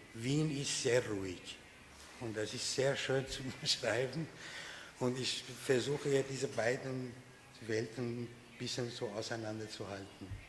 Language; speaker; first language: German; non-native, fluent; Persian